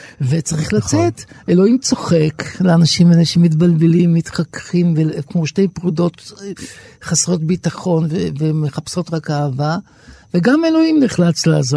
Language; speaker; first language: Hebrew; native; Hebrew